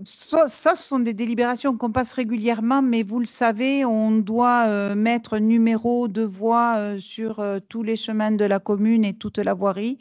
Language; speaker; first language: French; native; French